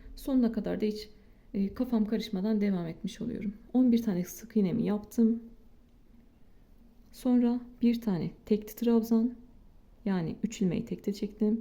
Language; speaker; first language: Turkish; native; Turkish